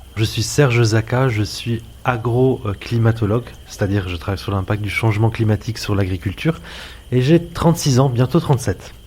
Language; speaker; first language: French; early bilingual, other home language; Arabic